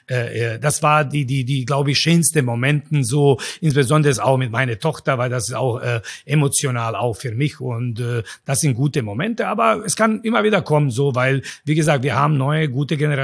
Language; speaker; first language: German; non-native, fluent; Croatian